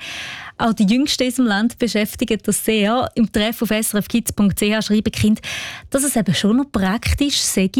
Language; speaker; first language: German; native; German